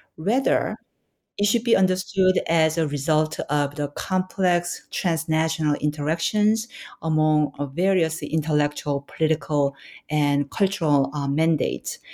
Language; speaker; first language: English; non-native, fluent; Korean